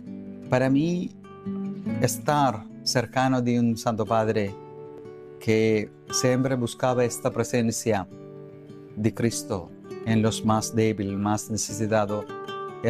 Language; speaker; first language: Spanish; non-native, fluent; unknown